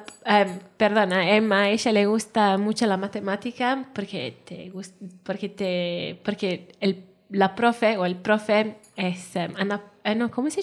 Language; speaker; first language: Spanish; non-native, fluent; Welsh